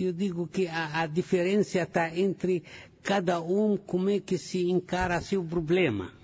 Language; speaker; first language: Portuguese; non-native, fluent; Arabic